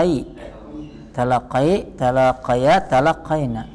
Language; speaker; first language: Arabic; non-native, fluent; Indonesian